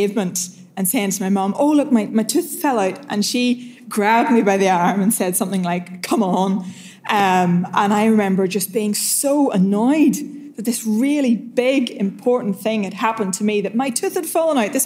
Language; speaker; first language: English; native; English